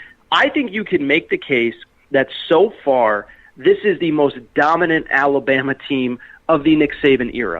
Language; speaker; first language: English; native; English